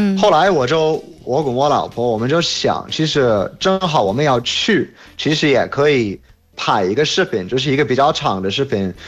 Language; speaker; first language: Chinese; non-native, fluent; English